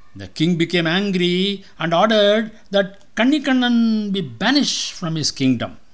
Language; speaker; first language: English; non-native, local second language; Tamil